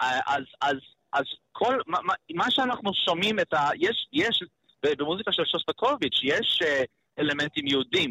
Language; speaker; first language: Hebrew; non-native, learner; English